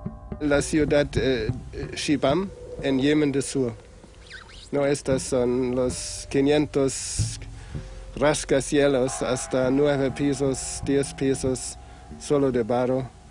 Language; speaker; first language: Spanish; non-native, fluent; German